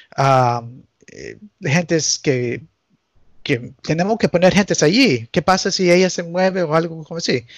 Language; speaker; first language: Spanish; early bilingual, heritage; Spanish